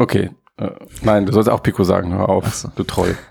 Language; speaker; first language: German; native; German